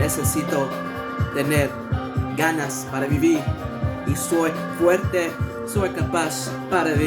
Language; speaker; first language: Spanish; early bilingual, heritage; English